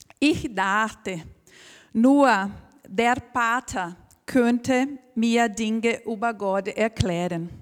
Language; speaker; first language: German; non-native, fluent; Portuguese